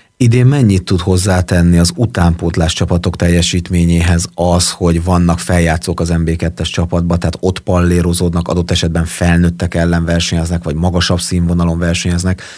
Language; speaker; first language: Hungarian; native; Hungarian